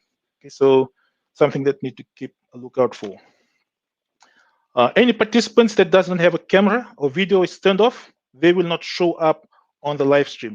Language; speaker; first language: English; non-native, local second language; Fijian